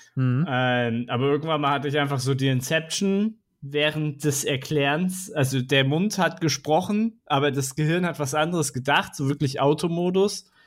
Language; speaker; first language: German; native; German